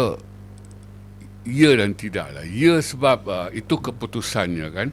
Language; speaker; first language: Malay; native; Malay